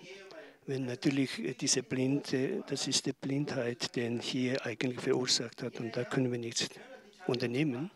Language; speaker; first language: German; non-native, learner; Tibetan